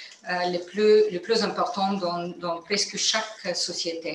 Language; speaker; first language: French; non-native, fluent; Bulgarian